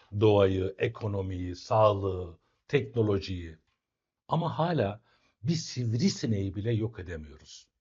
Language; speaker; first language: Turkish; native; Turkish